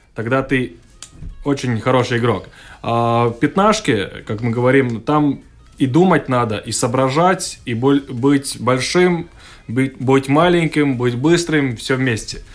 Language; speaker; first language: Russian; non-native, local second language; Latvian